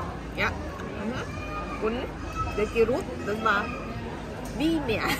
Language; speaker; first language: German; non-native, learner; Thai